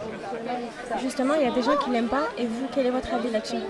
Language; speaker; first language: French; native; French